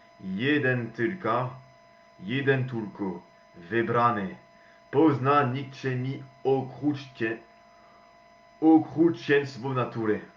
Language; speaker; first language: Polish; non-native, learner; French